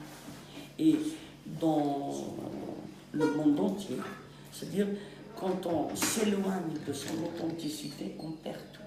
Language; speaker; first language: French; non-native, local second language; Kabyle